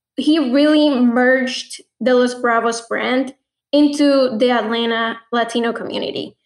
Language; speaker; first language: English; non-native, fluent; Spanish